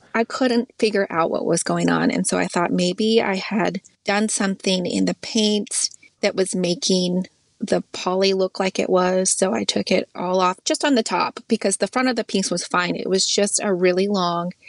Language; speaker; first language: English; native; English